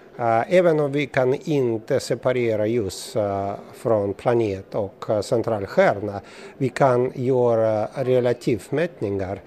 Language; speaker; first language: Swedish; non-native, fluent; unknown